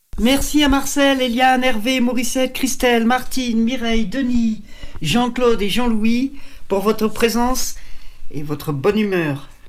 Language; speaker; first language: French; native; French